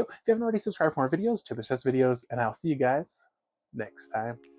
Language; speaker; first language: English; native; English